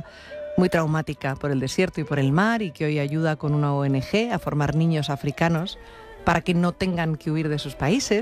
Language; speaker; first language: Spanish; native; Spanish